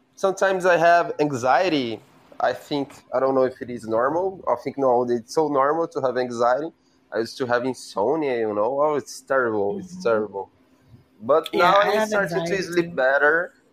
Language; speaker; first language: English; non-native, learner; Portuguese